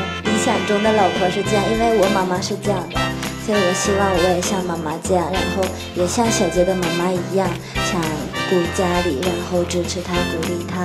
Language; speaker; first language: Chinese; non-native, fluent; Japanese